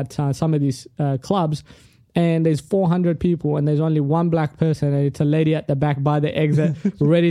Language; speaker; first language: English; non-native, local second language; Tigrinya